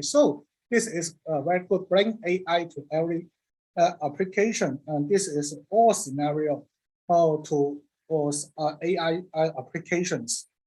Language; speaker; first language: English; non-native, learner; Cantonese